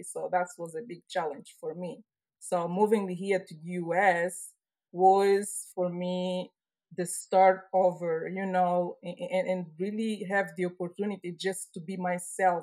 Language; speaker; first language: English; non-native, fluent; Portuguese